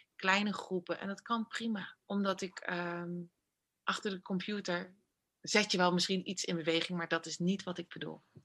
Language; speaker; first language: Dutch; native; Dutch